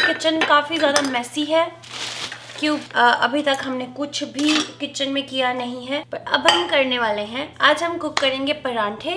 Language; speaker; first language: Hindi; native; Hindi